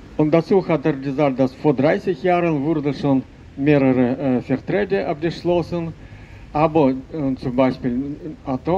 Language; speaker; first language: German; non-native, fluent; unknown